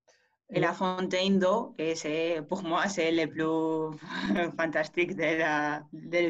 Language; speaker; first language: French; non-native, fluent; Spanish